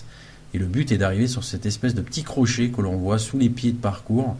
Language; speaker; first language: French; native; French